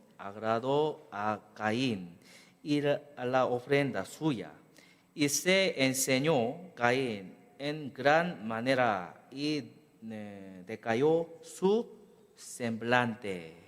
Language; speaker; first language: Spanish; non-native, learner; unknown